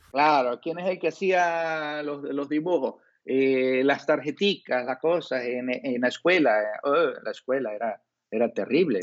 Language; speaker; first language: Spanish; native; Spanish